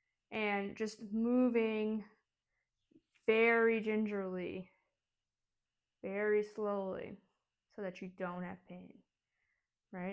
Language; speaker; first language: English; native; English